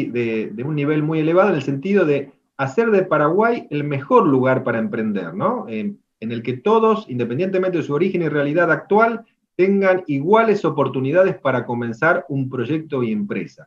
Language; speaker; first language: Spanish; native; Spanish